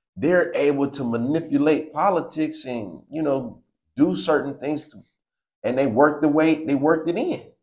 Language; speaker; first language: English; native; English